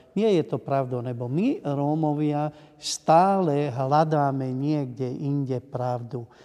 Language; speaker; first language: Slovak; non-native, local second language; Hungarian